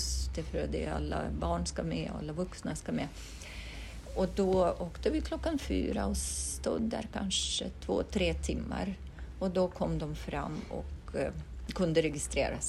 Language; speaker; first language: Swedish; non-native, fluent; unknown